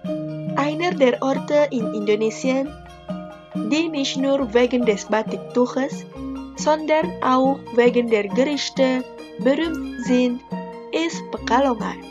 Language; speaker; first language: German; non-native, fluent; Indonesian